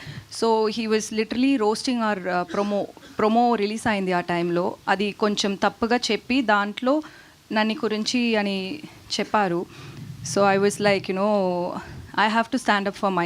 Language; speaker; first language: Telugu; non-native, learner; Tamil